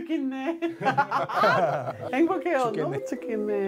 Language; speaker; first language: Korean; non-native, learner; English